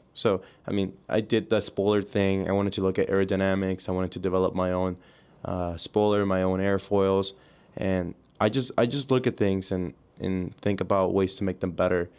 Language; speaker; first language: English; early bilingual, other home language; Spanish